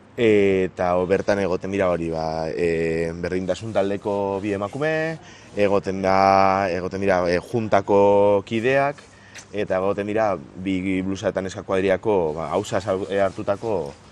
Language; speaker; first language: Basque; non-native, local second language; Spanish